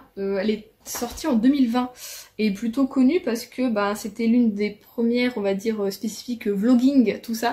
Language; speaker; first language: French; native; French